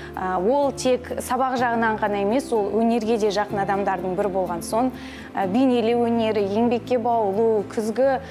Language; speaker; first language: Kazakh; non-native, local second language; Russian